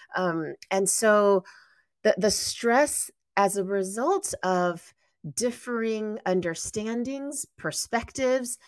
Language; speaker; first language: English; native; English